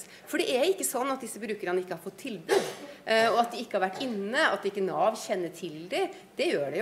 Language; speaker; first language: Norwegian; native; Norwegian